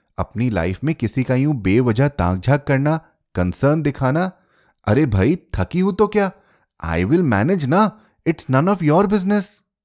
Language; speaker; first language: Hindi; native; Hindi